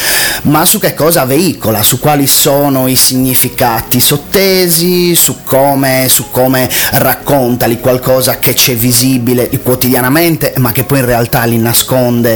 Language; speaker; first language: Italian; native; Italian